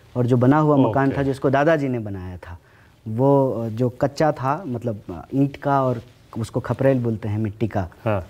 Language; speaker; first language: Hindi; native; Hindi